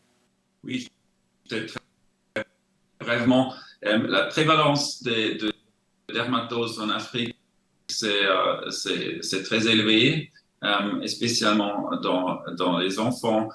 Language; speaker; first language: French; non-native, local second language; German